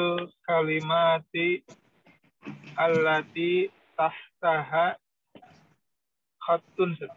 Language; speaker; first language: Arabic; non-native, learner; Indonesian